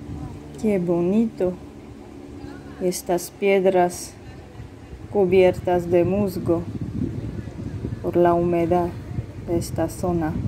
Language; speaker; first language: Spanish; non-native, fluent; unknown